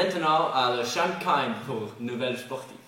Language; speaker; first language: French; non-native, learner; English